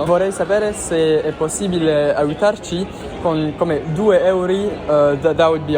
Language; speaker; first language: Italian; non-native, learner; French